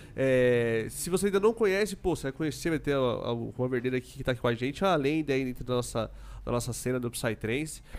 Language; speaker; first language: Portuguese; native; Portuguese